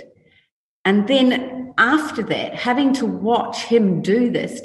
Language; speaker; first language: English; native; English